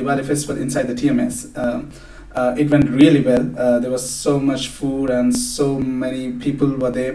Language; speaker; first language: English; non-native, local second language; Telugu